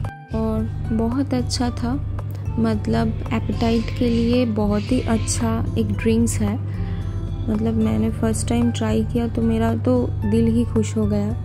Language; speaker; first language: Hindi; non-native, local second language; Bangla